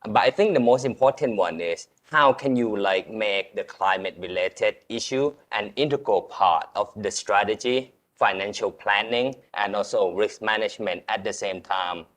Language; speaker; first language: English; non-native, fluent; Thai